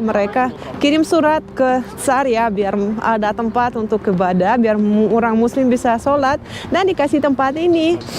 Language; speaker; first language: Indonesian; non-native, fluent; Russian